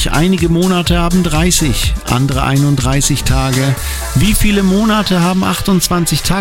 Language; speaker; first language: German; native; German